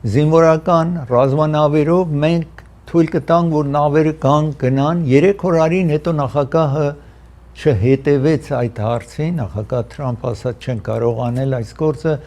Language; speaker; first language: Armenian; early bilingual, heritage; Armenian